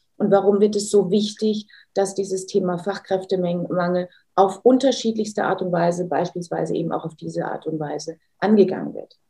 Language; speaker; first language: German; native; German